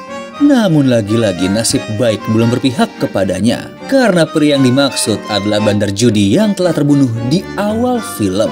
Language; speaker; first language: Indonesian; native; Indonesian